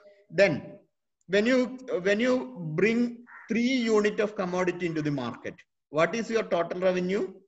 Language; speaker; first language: English; non-native, local second language; Malayalam